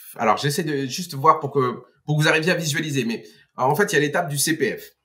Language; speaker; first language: French; non-native, fluent; Portuguese